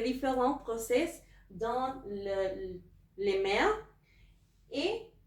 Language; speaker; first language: French; non-native, learner; Spanish